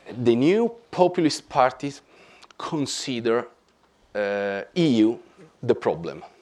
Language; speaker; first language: English; non-native, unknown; Italian